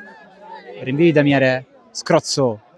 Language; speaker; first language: Italian; native; Italian